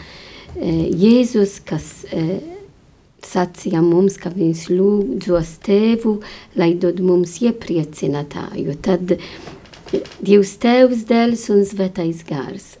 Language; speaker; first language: Latvian; non-native, fluent; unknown